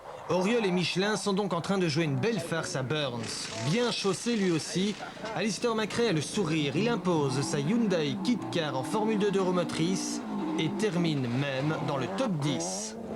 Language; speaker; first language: French; native; French